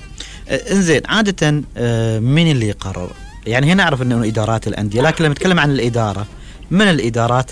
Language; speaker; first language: Arabic; native; Arabic